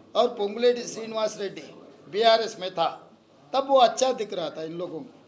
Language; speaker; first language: Hindi; non-native, local second language; Telugu